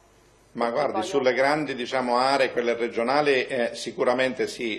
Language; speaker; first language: Italian; native; Italian